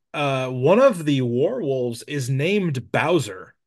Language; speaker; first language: English; native; English